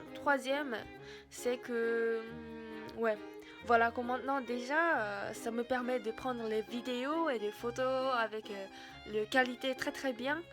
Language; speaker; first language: French; non-native, learner; Japanese